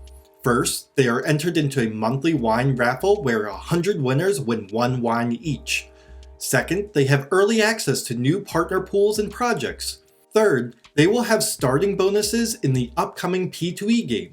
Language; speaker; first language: English; native; English